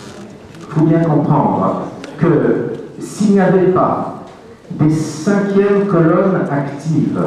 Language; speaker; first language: French; native; French